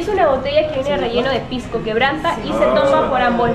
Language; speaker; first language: Spanish; native; Spanish